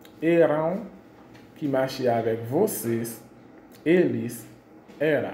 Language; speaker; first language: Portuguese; non-native, fluent; Haitian Creole